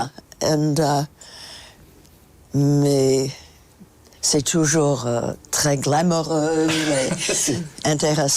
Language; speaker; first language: French; non-native, fluent; English